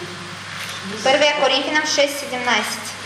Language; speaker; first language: Bulgarian; non-native, learner; Russian